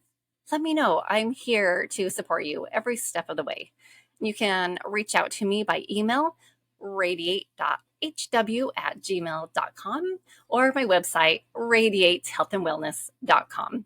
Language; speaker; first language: English; native; English